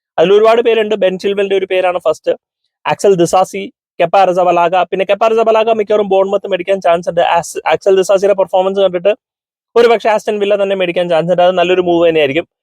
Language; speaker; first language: Malayalam; native; Malayalam